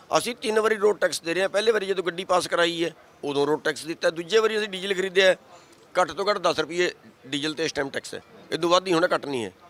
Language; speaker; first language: Punjabi; native; Punjabi